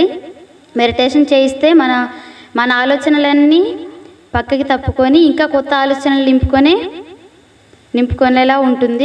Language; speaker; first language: Telugu; native; Telugu